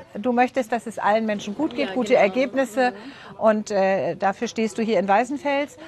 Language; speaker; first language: German; native; German